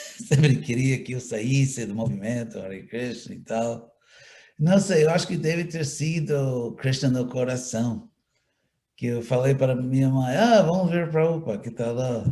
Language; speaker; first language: Portuguese; non-native, fluent; English